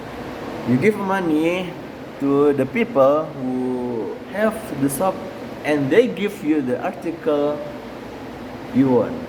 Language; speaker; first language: English; non-native, learner; Indonesian